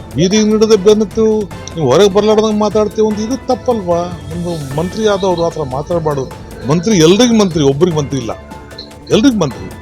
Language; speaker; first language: Kannada; non-native, local second language; Lambadi